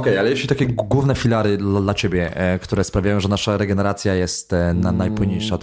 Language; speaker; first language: Polish; native; Polish